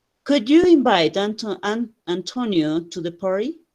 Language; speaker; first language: English; non-native, fluent; Spanish